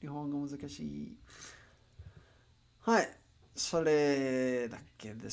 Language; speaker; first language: Japanese; non-native, learner; Spanish